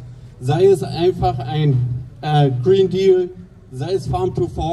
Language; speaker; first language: German; native; German